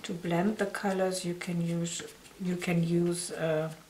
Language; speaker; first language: English; non-native, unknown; German